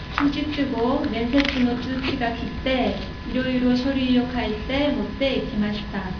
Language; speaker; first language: Japanese; non-native, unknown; Korean